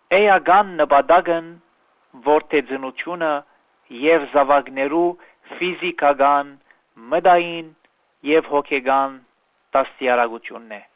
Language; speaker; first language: Armenian; early bilingual, heritage; Armenian